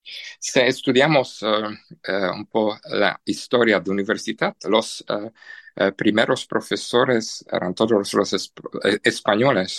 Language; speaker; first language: Spanish; non-native, fluent; Czech